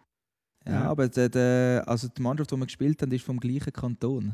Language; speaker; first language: German; native; German